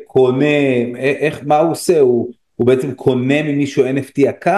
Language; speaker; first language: Hebrew; native; Hebrew